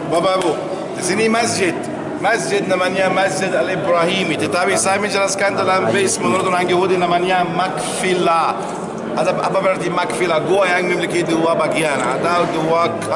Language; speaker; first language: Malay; non-native, learner; Arabic